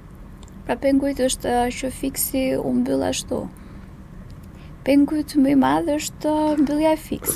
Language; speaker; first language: Albanian; native; Albanian